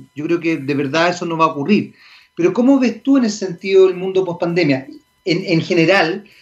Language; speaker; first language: Spanish; native; Spanish